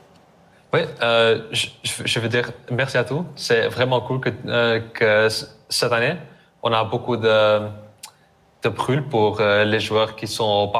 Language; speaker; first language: French; non-native, learner; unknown